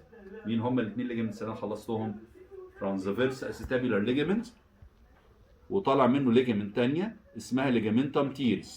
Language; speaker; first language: Arabic; native; Arabic